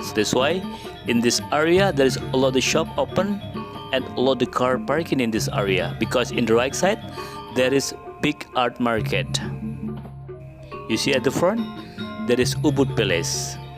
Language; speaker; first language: English; non-native, learner; Indonesian